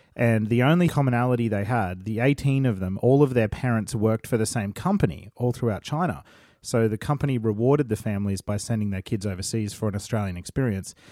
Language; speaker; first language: English; native; English